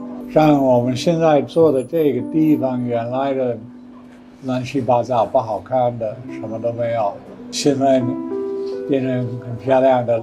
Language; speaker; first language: Chinese; non-native, fluent; English